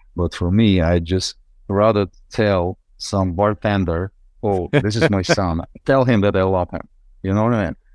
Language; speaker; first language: English; non-native, fluent; Ukrainian